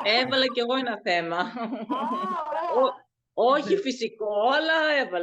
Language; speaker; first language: Greek; native; Greek